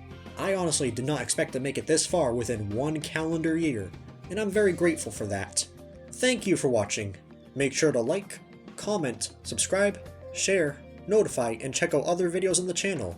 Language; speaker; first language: English; native; English